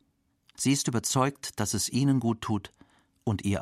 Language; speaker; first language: German; native; German